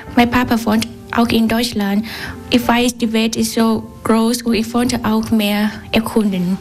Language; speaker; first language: German; non-native, learner; Vietnamese